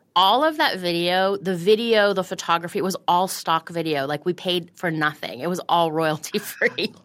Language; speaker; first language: English; native; English